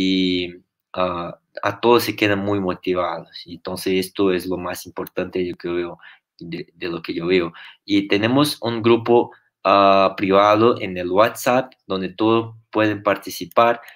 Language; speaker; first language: Spanish; non-native, fluent; Portuguese